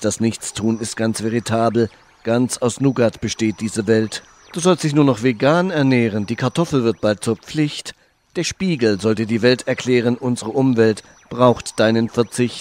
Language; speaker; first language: German; native; German